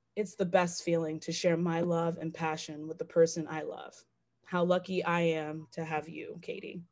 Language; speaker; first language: English; native; English